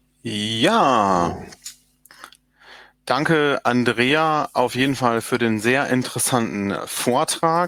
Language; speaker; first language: German; native; German